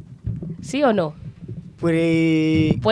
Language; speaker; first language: Spanish; native; Spanish